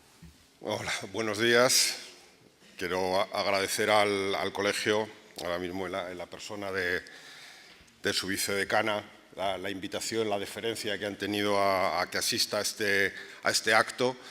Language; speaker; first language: Spanish; native; Spanish